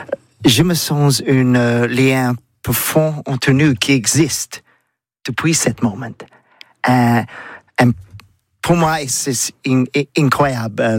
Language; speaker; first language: French; non-native, learner; English